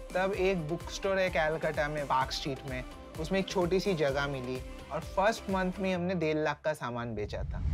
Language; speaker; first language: Hindi; non-native, local second language; Bangla